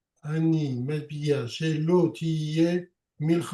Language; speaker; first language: Hebrew; non-native, learner; French